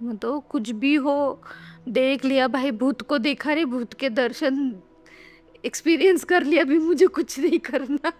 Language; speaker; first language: Hindi; non-native, local second language; Marathi